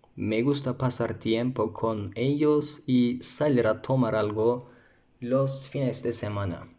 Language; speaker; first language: Spanish; non-native, learner; Turkish